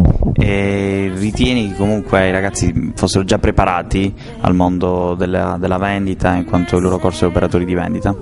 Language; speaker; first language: Italian; native; Italian